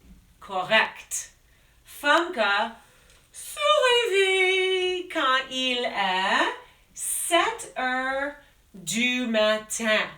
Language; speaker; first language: French; non-native, fluent; English